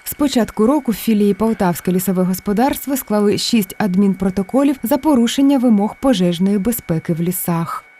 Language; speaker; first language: Ukrainian; native; Ukrainian